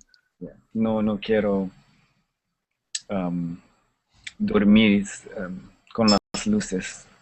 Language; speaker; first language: Spanish; non-native, learner; English